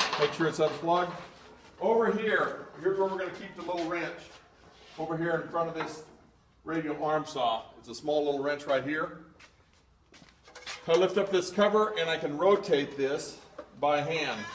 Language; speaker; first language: English; native; English